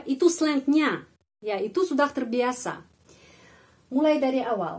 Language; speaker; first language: Indonesian; non-native, fluent; Russian